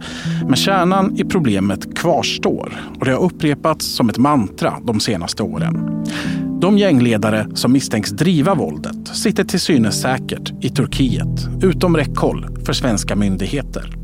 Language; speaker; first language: Swedish; native; Swedish